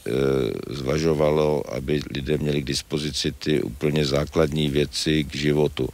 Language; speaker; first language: Czech; native; Czech